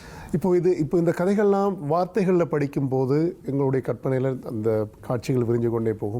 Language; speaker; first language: Tamil; native; Tamil